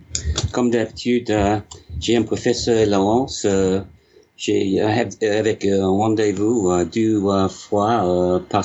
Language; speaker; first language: French; non-native, learner; English